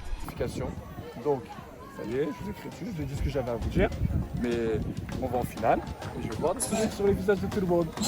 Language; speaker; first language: French; native; French